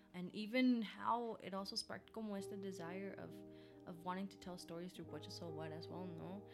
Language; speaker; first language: English; early bilingual, other home language; Spanish